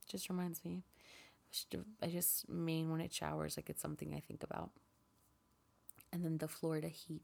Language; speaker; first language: English; native; English